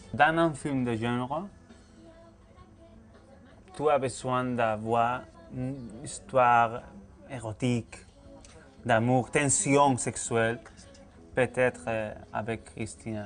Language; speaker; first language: French; non-native, learner; Spanish